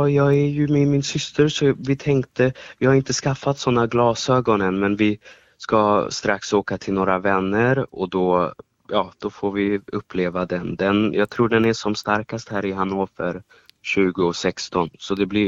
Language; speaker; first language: Swedish; non-native, fluent; German